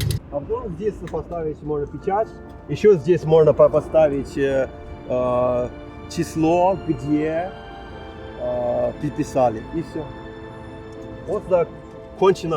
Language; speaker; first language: Russian; non-native, fluent; Chinese